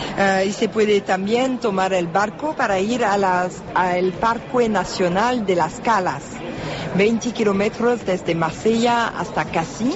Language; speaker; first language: Spanish; non-native, learner; French